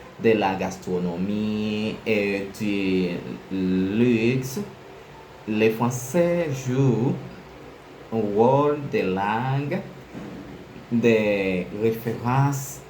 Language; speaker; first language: French; non-native, learner; Spanish